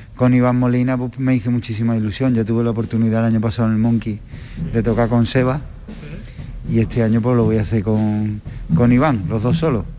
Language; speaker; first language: Spanish; native; Spanish